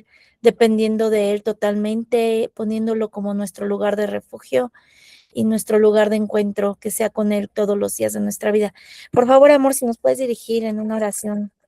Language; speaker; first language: Spanish; native; Spanish